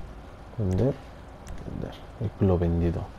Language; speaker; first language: Spanish; native; Spanish